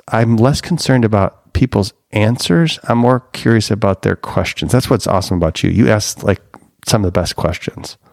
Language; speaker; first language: English; native; English